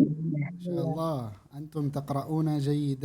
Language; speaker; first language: Arabic; non-native, fluent; Indonesian